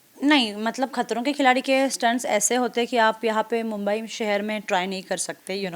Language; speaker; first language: Hindi; non-native, local second language; Marathi